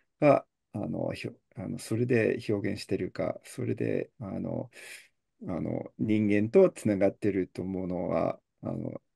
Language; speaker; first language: Japanese; early bilingual, heritage; Japanese